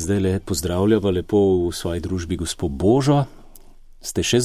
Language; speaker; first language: Slovenian; native; Slovenian